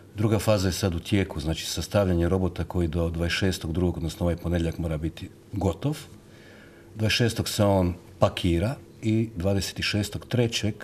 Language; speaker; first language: Croatian; native; Croatian